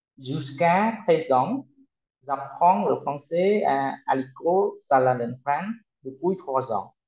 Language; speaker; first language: French; non-native, learner; Khmer